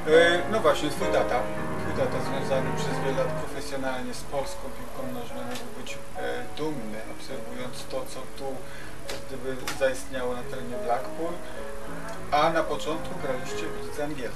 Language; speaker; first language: Polish; native; Polish